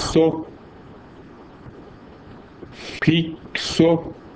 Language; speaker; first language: Portuguese; native; Portuguese